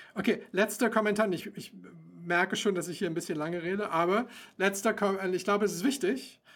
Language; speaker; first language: German; native; German